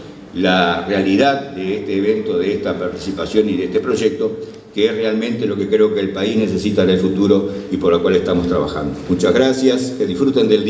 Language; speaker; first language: Spanish; native; Spanish